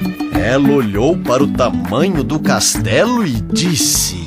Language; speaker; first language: Portuguese; native; Portuguese